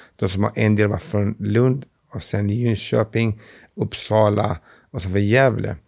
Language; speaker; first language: Swedish; non-native, fluent; Kurdish